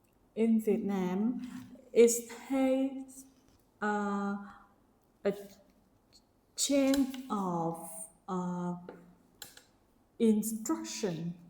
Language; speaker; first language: English; non-native, learner; Vietnamese